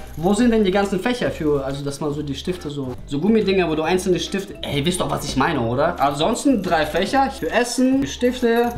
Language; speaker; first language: German; early bilingual, other home language; Russian